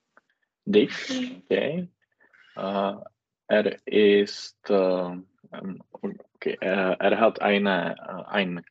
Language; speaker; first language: German; non-native, learner; Czech